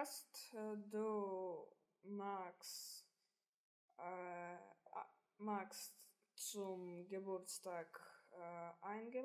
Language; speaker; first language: German; non-native, learner; Russian